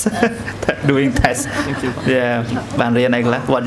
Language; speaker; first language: English; non-native, learner; Khmer